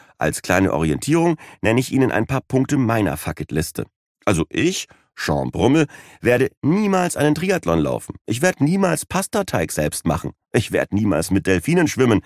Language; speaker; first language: German; native; German